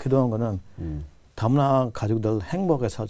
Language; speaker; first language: Korean; non-native, learner; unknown